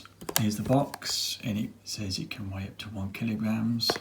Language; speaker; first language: English; native; English